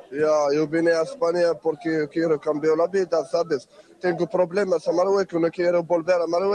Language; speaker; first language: Spanish; non-native, learner; Arabic